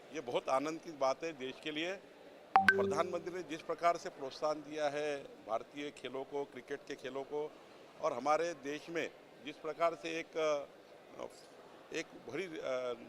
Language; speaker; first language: Hindi; non-native, local second language; Marathi